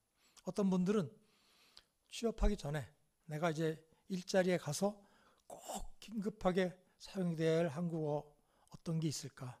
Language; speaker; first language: Korean; native; Korean